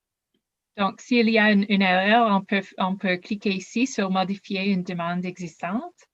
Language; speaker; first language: French; non-native, learner; English